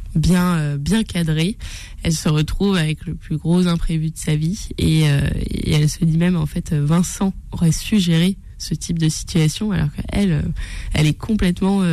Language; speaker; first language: French; native; French